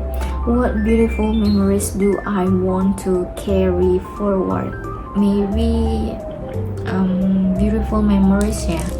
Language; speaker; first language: English; non-native, learner; Indonesian